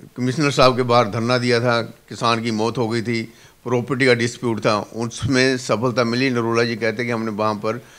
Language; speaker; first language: Hindi; non-native, local second language; Punjabi